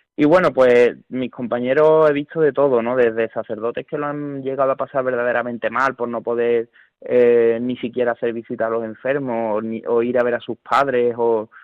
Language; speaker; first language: Spanish; native; Spanish